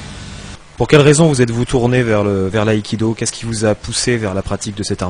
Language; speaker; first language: French; native; French